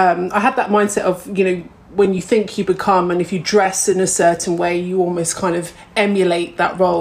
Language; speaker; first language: English; native; English